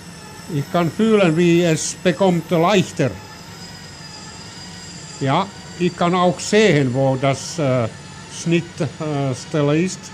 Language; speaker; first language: German; non-native, learner; Finnish